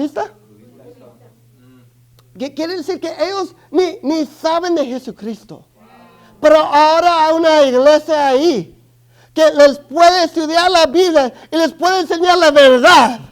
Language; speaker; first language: Spanish; early bilingual, other home language; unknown